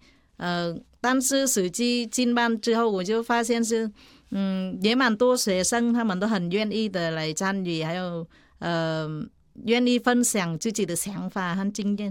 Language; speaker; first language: Chinese; non-native, fluent; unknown